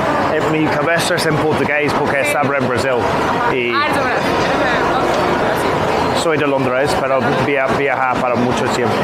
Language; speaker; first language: Spanish; non-native, learner; English